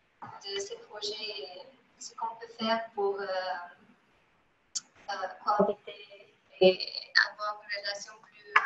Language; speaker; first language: French; non-native, fluent; Romanian